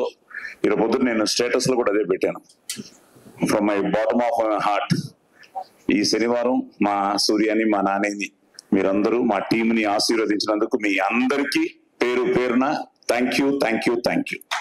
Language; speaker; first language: Telugu; native; Telugu